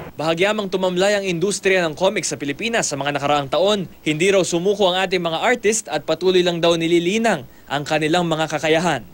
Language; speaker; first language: Filipino; native; Filipino